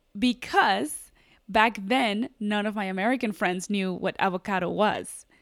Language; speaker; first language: English; early bilingual, other home language; Spanish